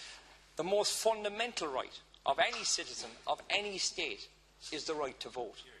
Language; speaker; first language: English; native; English